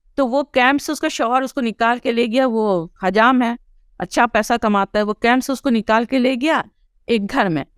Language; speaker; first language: Urdu; early bilingual, heritage; Urdu